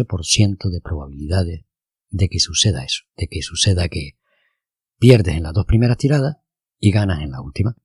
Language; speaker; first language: Spanish; native; Spanish